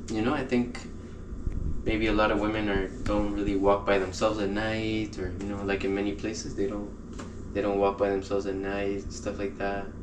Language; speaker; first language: English; early bilingual, other home language; Spanish